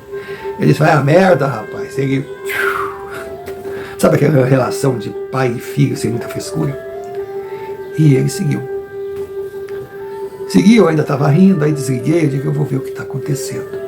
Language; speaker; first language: Portuguese; native; Portuguese